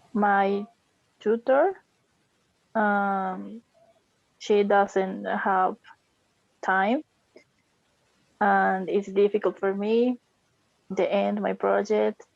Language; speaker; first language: English; non-native, learner; Spanish